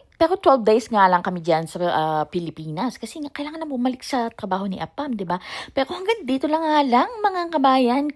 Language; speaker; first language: Filipino; native; Filipino